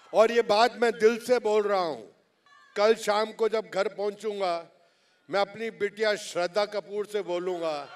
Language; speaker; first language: Hindi; native; Hindi